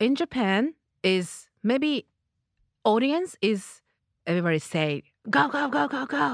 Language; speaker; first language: English; non-native, learner; Japanese